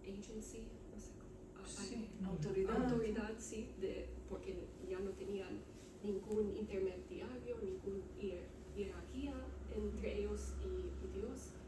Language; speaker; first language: Spanish; non-native, learner; Romanian